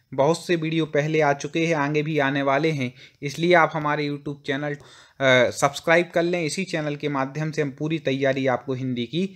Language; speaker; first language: Hindi; native; Hindi